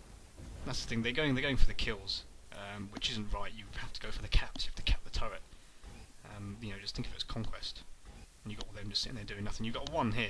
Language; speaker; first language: English; native; English